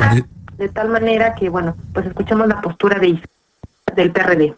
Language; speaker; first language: Spanish; native; Spanish